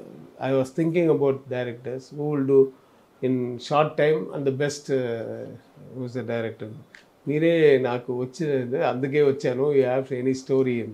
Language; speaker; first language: Telugu; non-native, learner; Tamil